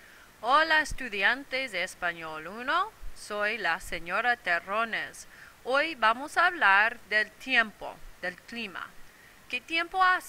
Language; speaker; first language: Spanish; non-native, fluent; English